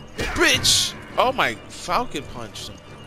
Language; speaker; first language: English; native; English